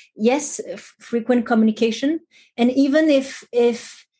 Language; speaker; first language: English; non-native, fluent; French